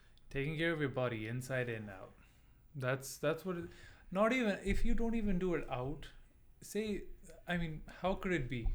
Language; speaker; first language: English; non-native, local second language; Punjabi